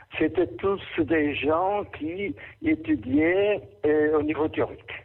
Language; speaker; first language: French; non-native, fluent; Portuguese